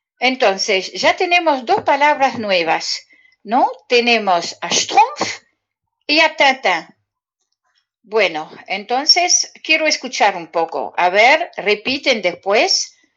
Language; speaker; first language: Spanish; non-native, fluent; French